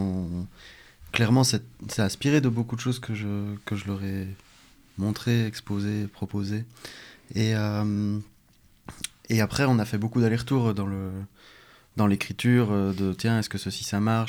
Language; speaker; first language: French; native; French